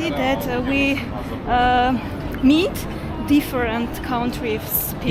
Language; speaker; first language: English; non-native, learner; Armenian